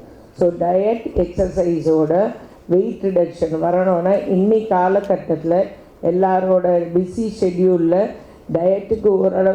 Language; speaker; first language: Tamil; native; Tamil